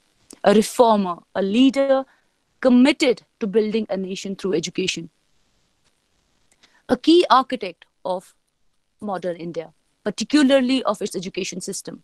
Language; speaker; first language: English; non-native, local second language; Kashmiri